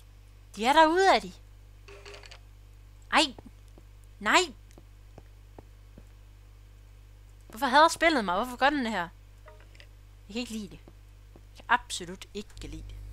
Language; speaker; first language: Danish; native; Danish